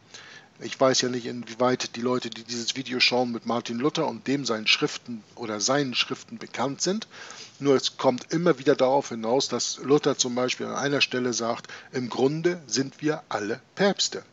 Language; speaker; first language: German; native; German